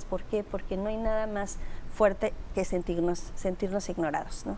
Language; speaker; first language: Spanish; native; Spanish